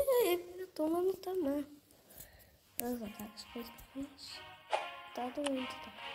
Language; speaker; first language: Portuguese; early bilingual, heritage; Portuguese